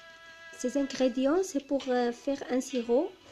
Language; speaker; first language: French; non-native, local second language; Arabic